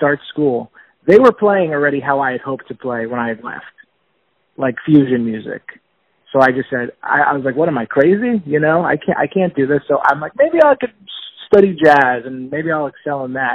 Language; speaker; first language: English; native; English